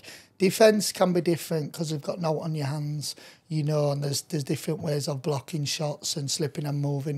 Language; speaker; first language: English; native; English